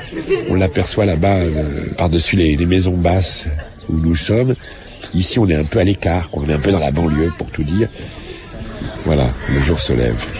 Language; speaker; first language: French; native; French